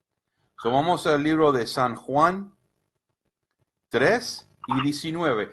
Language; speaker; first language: Spanish; early bilingual, heritage; Spanish